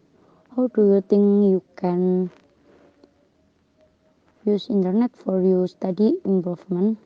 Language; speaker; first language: English; non-native, learner; Indonesian